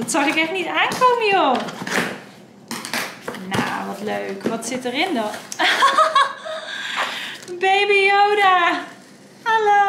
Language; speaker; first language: Dutch; native; Dutch